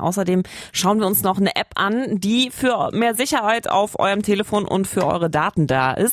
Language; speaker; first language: German; native; German